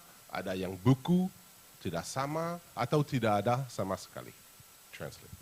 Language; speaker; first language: Indonesian; non-native, fluent; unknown